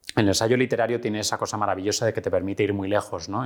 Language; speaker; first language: Spanish; native; Spanish